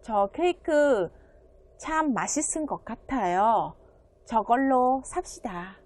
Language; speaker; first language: Korean; non-native, fluent; Vietnamese